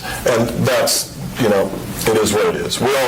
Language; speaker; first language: English; native; English